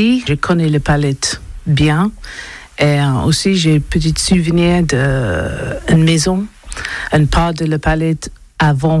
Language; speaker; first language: French; non-native, learner; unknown